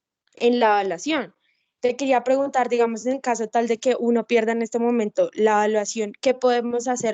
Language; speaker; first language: Spanish; native; Spanish